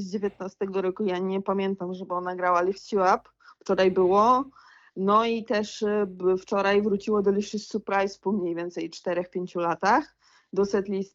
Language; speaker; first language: Polish; native; Polish